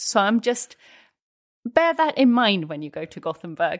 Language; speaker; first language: English; non-native, fluent; Swedish